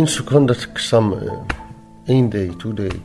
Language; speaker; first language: Danish; non-native, learner; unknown